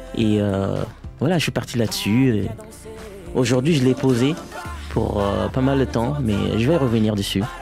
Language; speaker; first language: French; non-native, fluent; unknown